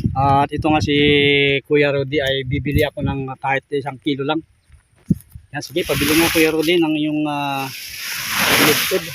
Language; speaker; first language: Filipino; native; Filipino